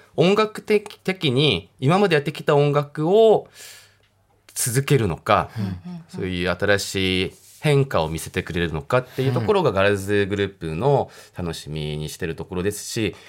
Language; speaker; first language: Japanese; non-native, fluent; Korean